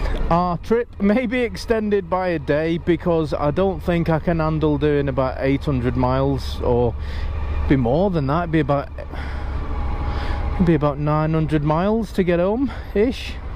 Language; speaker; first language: English; native; English